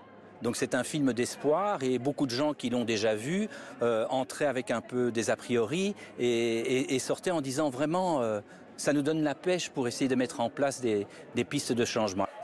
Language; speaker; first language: French; native; French